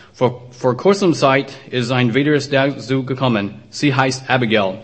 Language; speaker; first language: German; non-native, learner; English